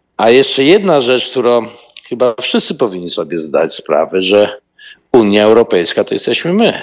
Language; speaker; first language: Polish; native; Polish